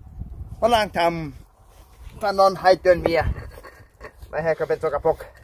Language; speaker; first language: Thai; non-native, learner; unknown